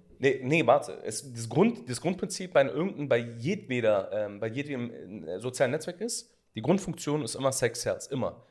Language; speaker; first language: German; early bilingual, other home language; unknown